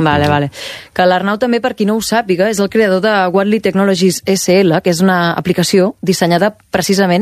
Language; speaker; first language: Catalan; native; Catalan